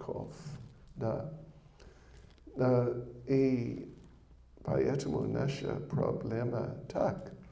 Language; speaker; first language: Russian; non-native, learner; English